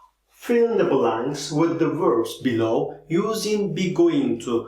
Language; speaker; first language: English; non-native, fluent; Turkish